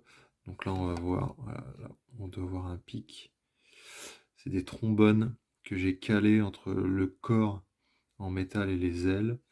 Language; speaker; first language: French; native; French